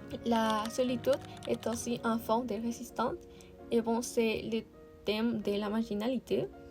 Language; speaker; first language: French; non-native, learner; Spanish